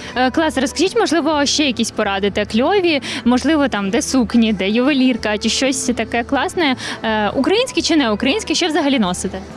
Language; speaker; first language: Ukrainian; native; Ukrainian